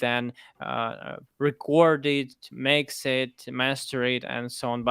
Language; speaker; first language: English; non-native, fluent; Russian